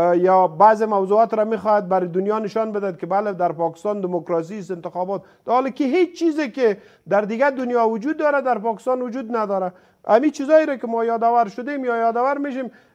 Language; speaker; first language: Persian; native; Persian